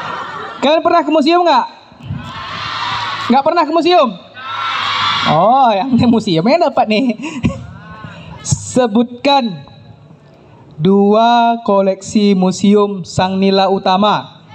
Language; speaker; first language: Indonesian; native; Indonesian